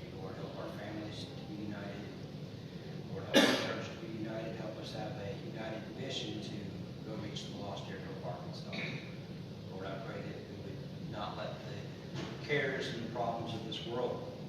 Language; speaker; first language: English; native; English